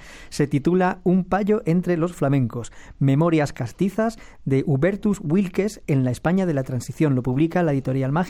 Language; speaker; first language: Spanish; native; Spanish